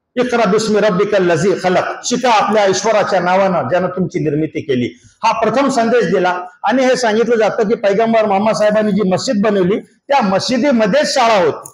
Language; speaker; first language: Marathi; non-native, local second language; Urdu